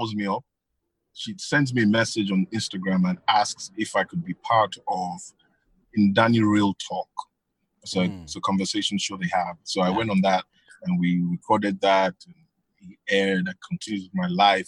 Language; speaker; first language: English; non-native, local second language; Hausa